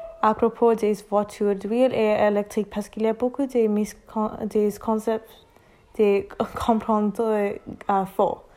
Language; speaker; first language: French; non-native, learner; English